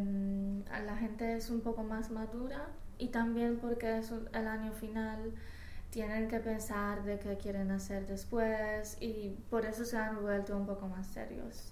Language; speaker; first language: Spanish; non-native, fluent; Polish